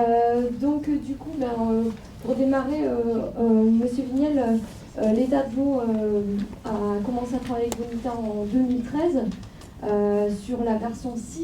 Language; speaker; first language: French; native; French